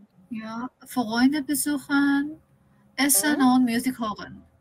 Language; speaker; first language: German; non-native, learner; Persian